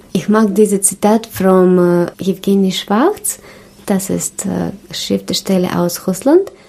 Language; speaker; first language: German; non-native, learner; Russian